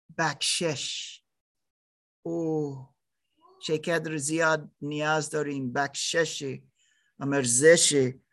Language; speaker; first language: Persian; non-native, learner; German